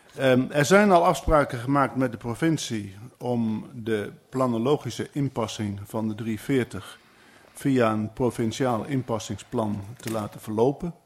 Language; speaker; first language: Dutch; native; Dutch